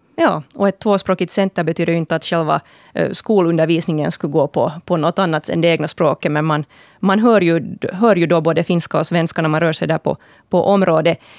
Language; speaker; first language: Swedish; native; Swedish